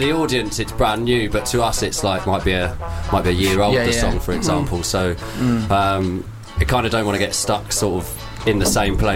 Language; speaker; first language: English; native; English